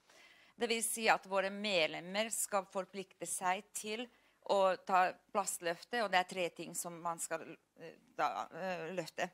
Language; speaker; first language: Norwegian; non-native, fluent; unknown